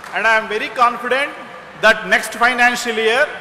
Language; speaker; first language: English; non-native, local second language; Kannada